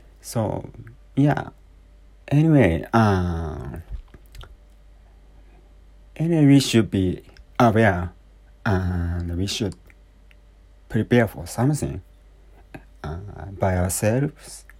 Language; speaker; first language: English; non-native, learner; Japanese